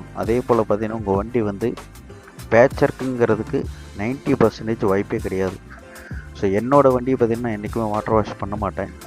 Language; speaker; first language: Tamil; native; Tamil